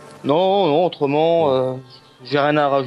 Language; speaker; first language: French; native; French